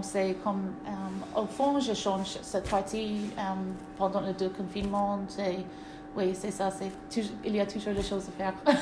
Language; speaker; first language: French; non-native, learner; English